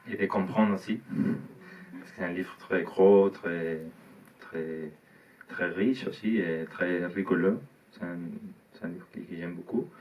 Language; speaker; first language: French; non-native, learner; Spanish